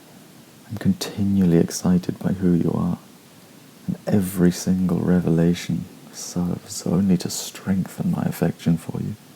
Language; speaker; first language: English; native; English